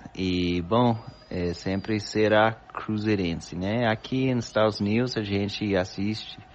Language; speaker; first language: Portuguese; non-native, fluent; English